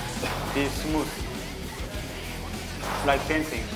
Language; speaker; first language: English; non-native, learner; Korean